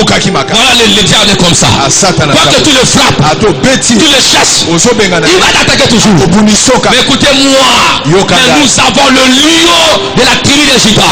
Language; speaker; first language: French; non-native, local second language; Lingala